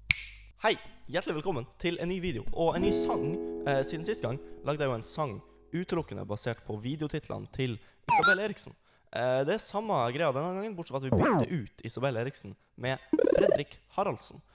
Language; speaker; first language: Norwegian; native; Norwegian